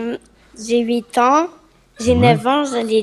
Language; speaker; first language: French; early bilingual, heritage; French